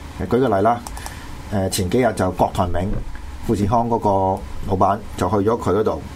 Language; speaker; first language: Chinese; non-native, local second language; Cantonese